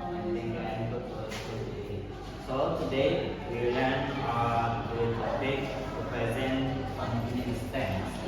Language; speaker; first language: English; non-native, learner; Indonesian